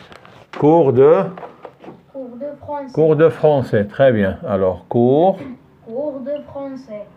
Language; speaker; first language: French; non-native, fluent; Arabic